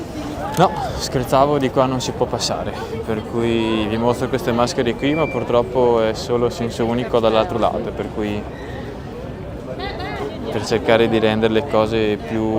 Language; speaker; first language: Italian; native; Italian